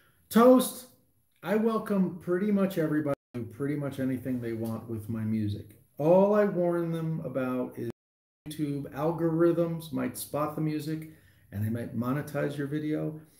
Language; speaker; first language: English; native; English